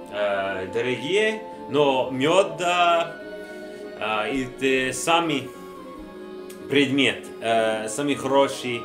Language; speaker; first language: Russian; non-native, learner; English